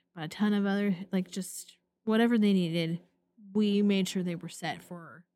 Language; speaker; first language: English; native; English